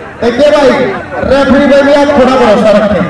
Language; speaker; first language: Hindi; native; Hindi